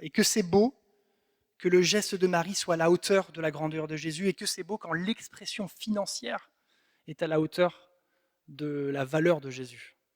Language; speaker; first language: French; native; French